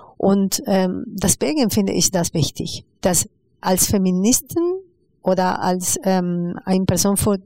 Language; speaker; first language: German; non-native, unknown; Spanish